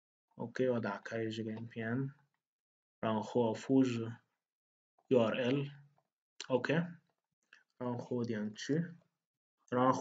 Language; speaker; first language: Chinese; non-native, fluent; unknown